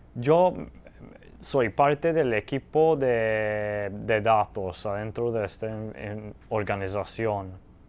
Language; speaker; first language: Spanish; early bilingual, heritage; Spanish